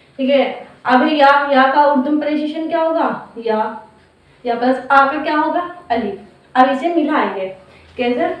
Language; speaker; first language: Hindi; native; Hindi